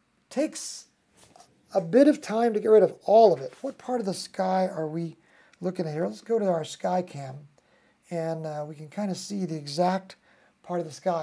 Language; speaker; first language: English; native; English